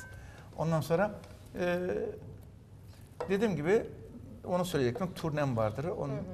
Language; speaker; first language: Turkish; native; Turkish